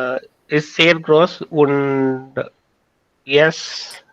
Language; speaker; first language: German; non-native, learner; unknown